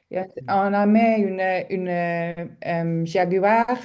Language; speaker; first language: French; non-native, local second language; Dutch